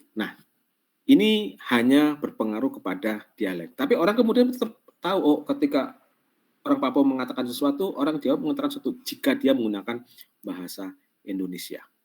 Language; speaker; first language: Indonesian; non-native, local second language; Javanese